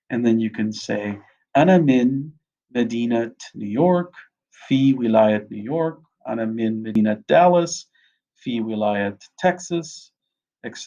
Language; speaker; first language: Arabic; non-native, fluent; English